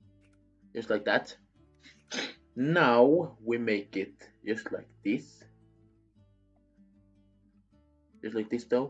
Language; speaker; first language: English; non-native, fluent; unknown